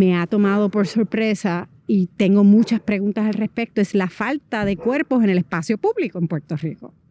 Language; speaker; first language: Spanish; native; Spanish